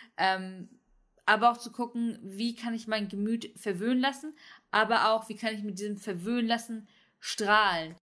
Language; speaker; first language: German; early bilingual, other home language; Turkish